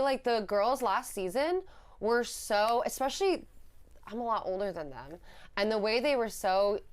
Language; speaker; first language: English; native; English